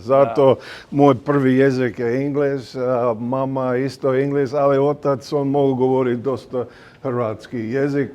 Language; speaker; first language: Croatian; early bilingual, heritage; English